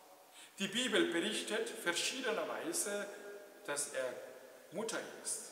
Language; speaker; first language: German; non-native, fluent; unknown